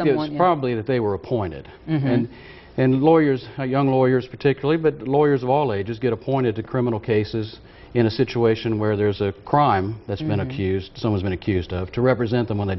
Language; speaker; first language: English; native; English